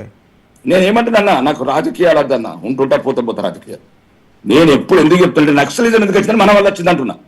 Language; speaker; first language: Telugu; native; Telugu